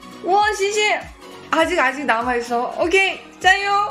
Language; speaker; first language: Chinese; non-native, learner; Korean